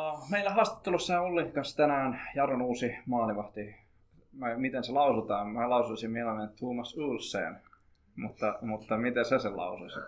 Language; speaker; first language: Finnish; native; Finnish